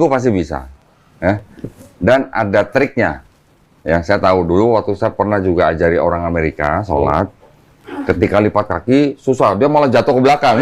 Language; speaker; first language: Indonesian; native; Indonesian